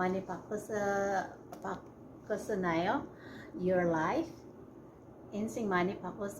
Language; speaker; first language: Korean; non-native, learner; Cebuano